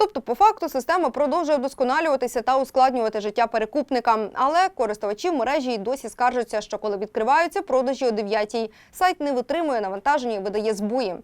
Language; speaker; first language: Ukrainian; native; Ukrainian